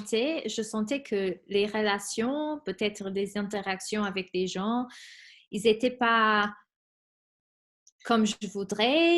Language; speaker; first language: French; non-native, fluent; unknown